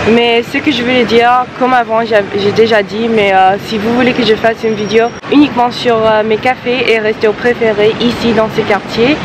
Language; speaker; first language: French; non-native, fluent; English